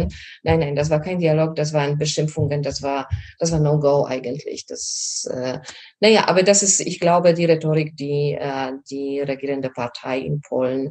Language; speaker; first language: German; non-native, fluent; Polish